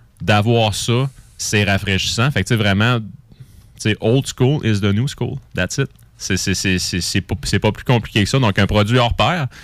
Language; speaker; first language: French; native; French